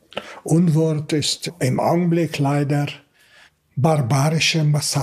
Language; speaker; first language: German; non-native, fluent; Hungarian